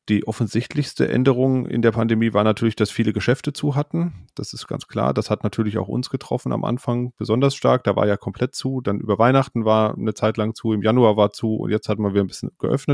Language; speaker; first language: German; native; German